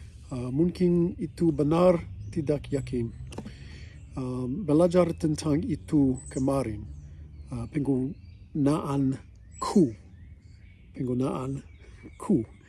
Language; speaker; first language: Indonesian; non-native, learner; English